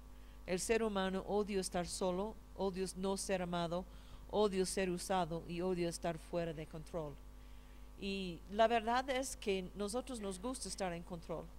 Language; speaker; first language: Spanish; non-native, fluent; English